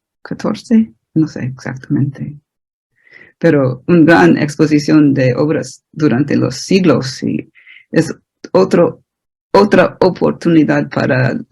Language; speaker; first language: Spanish; non-native, fluent; English